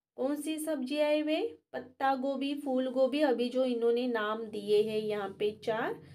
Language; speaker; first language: Hindi; non-native, local second language; Marathi